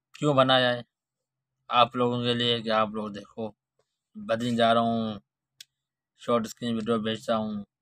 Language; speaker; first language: Urdu; non-native, local second language; Sindhi